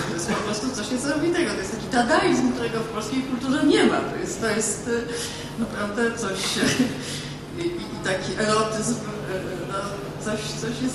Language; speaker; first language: Polish; native; Polish